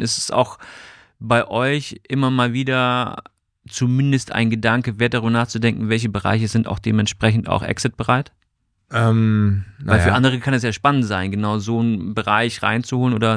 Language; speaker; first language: German; native; German